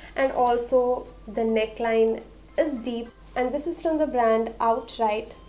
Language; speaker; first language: English; non-native, local second language; Hindi